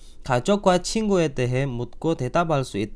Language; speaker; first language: Korean; non-native, fluent; Indonesian